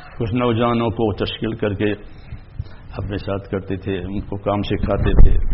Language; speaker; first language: Urdu; non-native, local second language; Gujarati